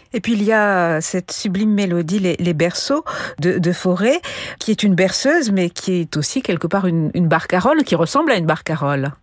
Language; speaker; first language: French; native; French